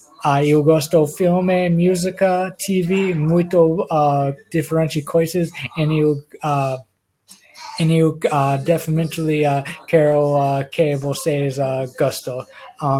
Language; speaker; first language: Portuguese; non-native, learner; English